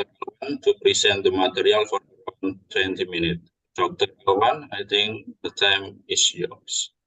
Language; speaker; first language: English; non-native, learner; Indonesian